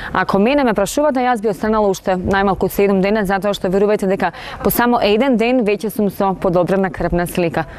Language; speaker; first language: Macedonian; native; Macedonian